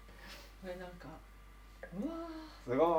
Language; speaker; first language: Japanese; native; Japanese